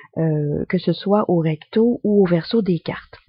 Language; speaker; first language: French; native; French